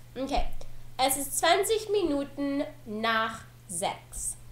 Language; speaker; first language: German; non-native, learner; English